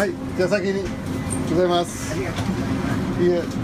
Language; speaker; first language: Japanese; non-native, learner; English